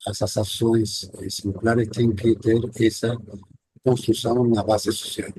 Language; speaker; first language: Portuguese; non-native, fluent; Spanish